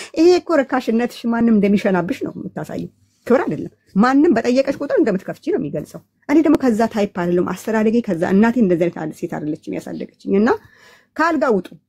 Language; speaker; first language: Amharic; native; Amharic